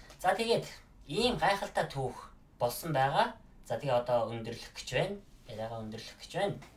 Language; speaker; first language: Mongolian; native; Mongolian